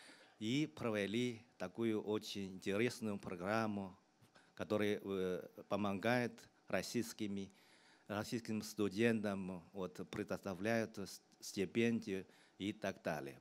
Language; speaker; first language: Russian; non-native, fluent; Chinese